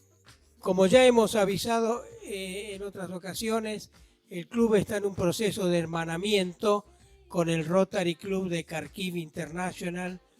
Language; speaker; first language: Spanish; native; Spanish